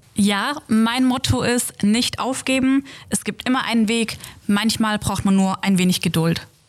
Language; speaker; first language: German; native; German